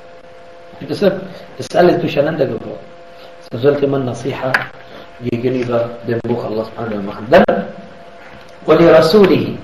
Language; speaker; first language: German; non-native, fluent; Arabic